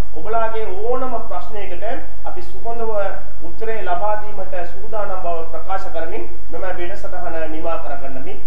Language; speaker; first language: Sinhala; non-native, local second language; Tamil